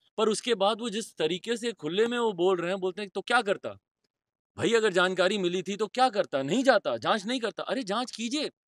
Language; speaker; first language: Hindi; native; Hindi